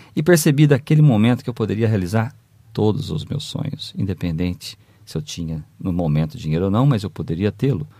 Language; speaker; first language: Portuguese; native; Portuguese